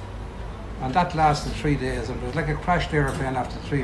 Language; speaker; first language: English; native; English